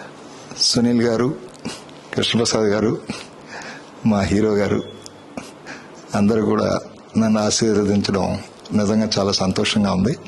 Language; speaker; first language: Telugu; native; Telugu